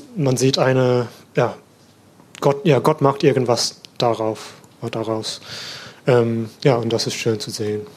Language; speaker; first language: German; non-native, learner; English